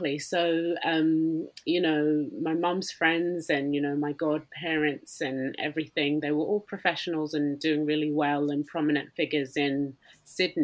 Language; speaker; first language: English; native; English